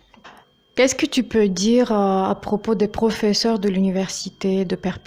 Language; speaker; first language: French; non-native, fluent; Russian